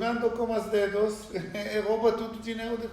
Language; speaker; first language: Portuguese; non-native, learner; Hebrew